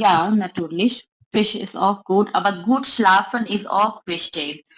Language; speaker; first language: German; non-native, learner; Urdu